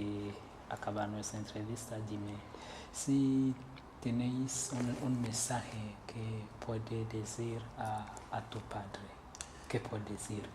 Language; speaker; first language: Spanish; non-native, learner; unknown